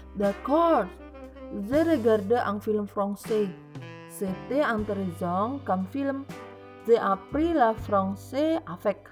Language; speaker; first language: French; non-native, learner; Indonesian